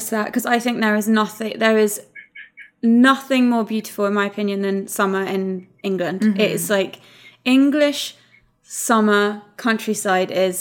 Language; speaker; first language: English; native; English